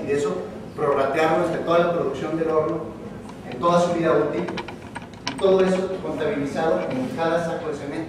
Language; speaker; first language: Spanish; native; Spanish